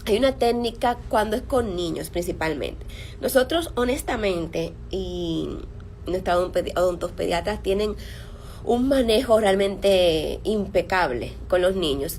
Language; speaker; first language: Spanish; native; Spanish